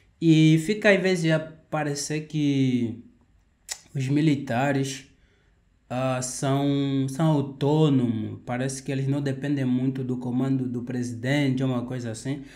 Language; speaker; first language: Portuguese; native; Portuguese